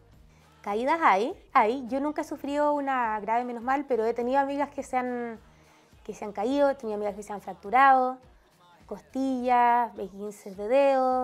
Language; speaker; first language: Spanish; native; Spanish